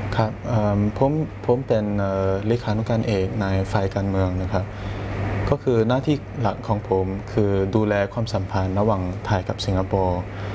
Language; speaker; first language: Thai; non-native, fluent; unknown